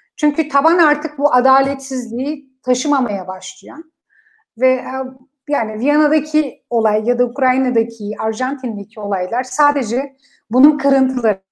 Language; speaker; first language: Turkish; non-native, fluent; Kurdish